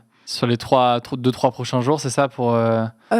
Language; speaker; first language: French; native; French